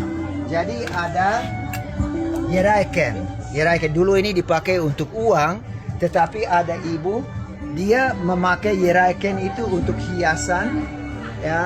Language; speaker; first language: Indonesian; non-native, local second language; English